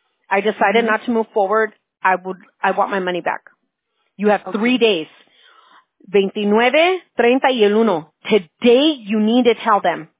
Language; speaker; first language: English; early bilingual, other home language; Spanish